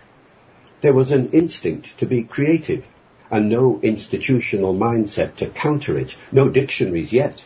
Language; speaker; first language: English; native; English